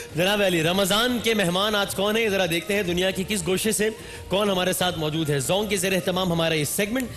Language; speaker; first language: Urdu; native; Urdu